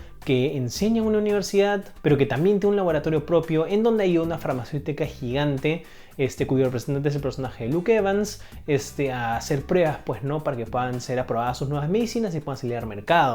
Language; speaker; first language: Spanish; native; Spanish